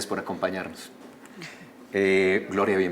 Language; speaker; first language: Spanish; native; Spanish